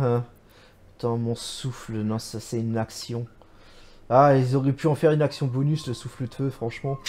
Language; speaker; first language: French; native; French